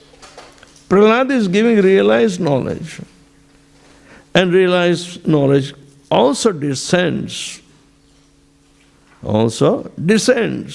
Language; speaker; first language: English; non-native, local second language; Gujarati